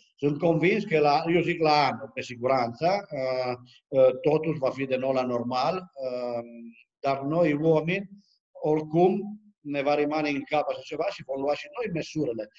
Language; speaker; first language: Romanian; non-native, fluent; Italian